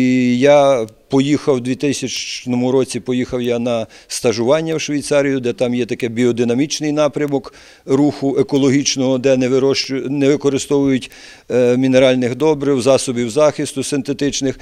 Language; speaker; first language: Ukrainian; native; Ukrainian